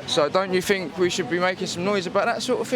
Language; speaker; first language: English; native; English